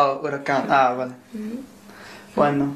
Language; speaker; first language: Spanish; non-native, learner; English